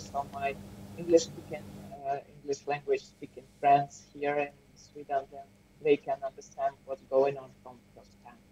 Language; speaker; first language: English; non-native, learner; Ukrainian